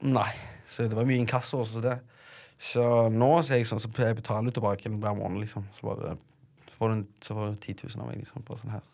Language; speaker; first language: Norwegian; early bilingual, other home language; Tigrinya